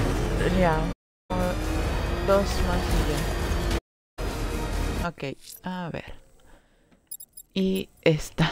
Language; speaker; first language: Spanish; native; Spanish